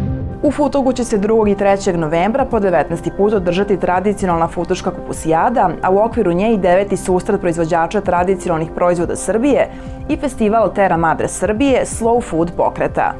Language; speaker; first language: Serbian; native; Serbian